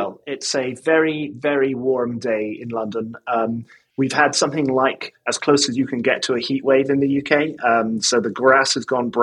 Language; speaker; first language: English; native; English